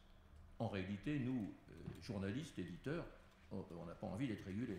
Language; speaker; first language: French; native; French